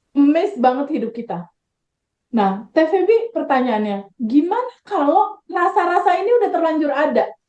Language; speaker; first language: Indonesian; native; Indonesian